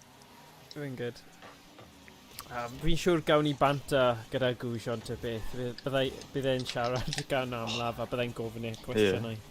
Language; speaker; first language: Welsh; non-native, local second language; English